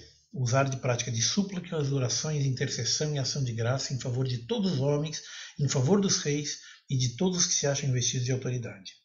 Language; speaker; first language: Portuguese; native; Portuguese